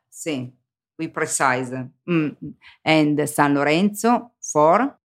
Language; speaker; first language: English; non-native, learner; Italian